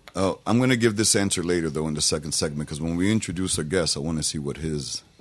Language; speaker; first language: English; native; English